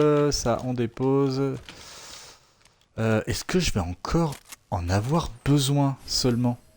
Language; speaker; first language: French; native; French